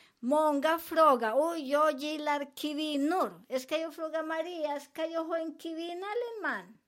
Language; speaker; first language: Swedish; non-native, fluent; Spanish